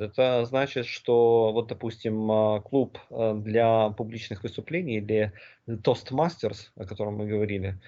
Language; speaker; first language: Russian; native; Russian